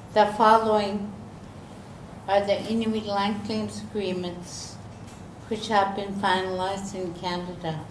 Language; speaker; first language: English; native; English